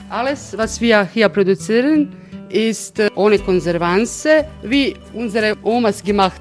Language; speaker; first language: German; non-native, local second language; Croatian